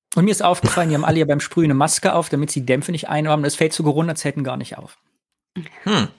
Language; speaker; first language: German; native; German